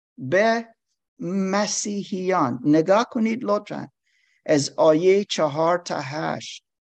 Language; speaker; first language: Persian; non-native, learner; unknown